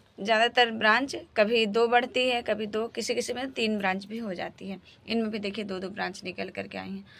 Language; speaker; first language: Hindi; native; Hindi